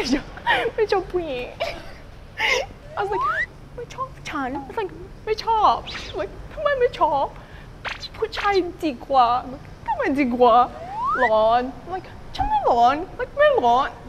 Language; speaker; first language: Thai; non-native, learner; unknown